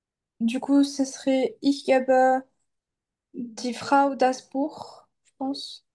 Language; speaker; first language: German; non-native, learner; French